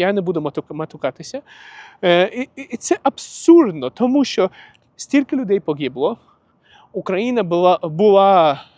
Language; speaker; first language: Ukrainian; non-native, local second language; Russian